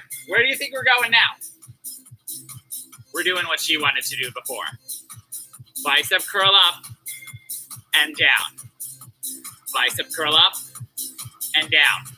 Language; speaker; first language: English; native; English